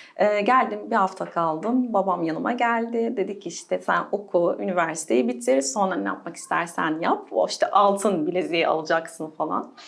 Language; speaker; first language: Turkish; non-native, fluent; Arabic